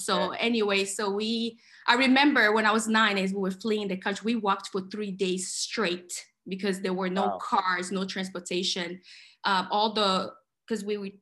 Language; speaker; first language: English; non-native, fluent; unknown